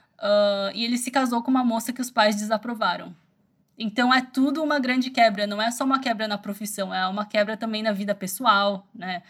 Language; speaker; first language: Portuguese; early bilingual, other home language; Chinese